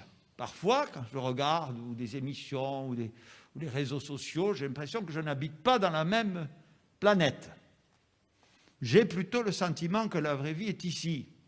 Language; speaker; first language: French; native; French